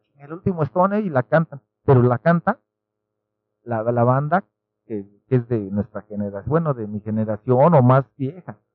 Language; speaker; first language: Spanish; native; Spanish